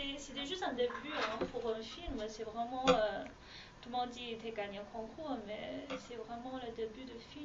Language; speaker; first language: French; non-native, learner; Chinese